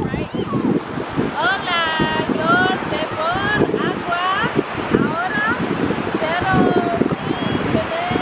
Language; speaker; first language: Spanish; non-native, learner; English